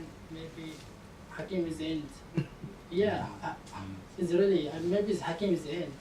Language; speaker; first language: English; non-native, learner; Arabic